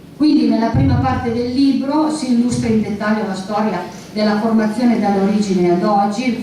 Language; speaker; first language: Italian; non-native, local second language; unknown